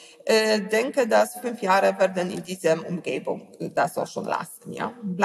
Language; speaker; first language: German; non-native, learner; Polish